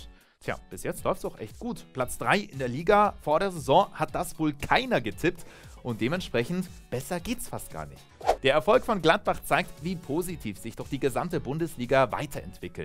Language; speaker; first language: German; native; German